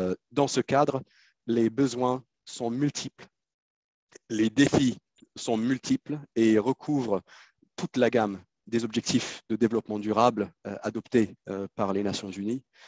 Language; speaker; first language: French; native; French